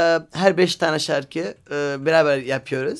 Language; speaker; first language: Turkish; non-native, learner; Arabic